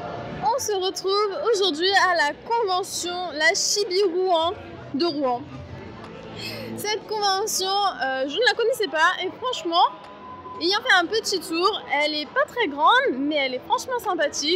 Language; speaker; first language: French; native; French